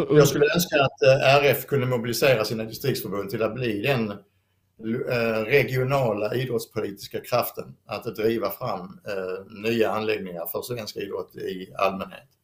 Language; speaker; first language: Swedish; native; Swedish